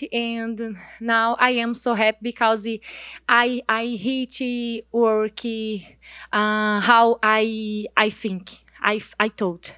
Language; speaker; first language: English; non-native, learner; Portuguese